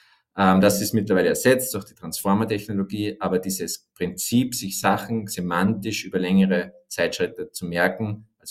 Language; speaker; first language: German; native; German